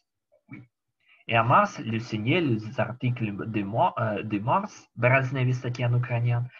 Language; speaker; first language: French; non-native, learner; Ukrainian